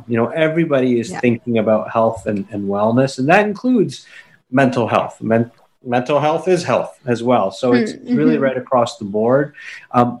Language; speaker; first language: English; native; English